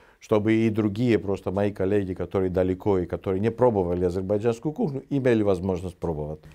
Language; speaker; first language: Russian; non-native, fluent; Greek